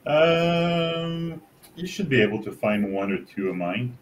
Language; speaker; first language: English; native; English